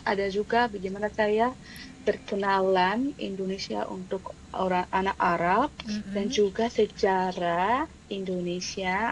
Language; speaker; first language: Indonesian; non-native, fluent; Arabic